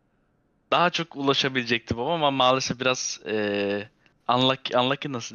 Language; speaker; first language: Turkish; early bilingual, heritage; Turkish